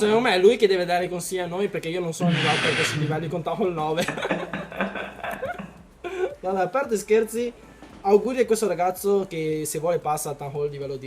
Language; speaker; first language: Italian; early bilingual, other home language; Chinese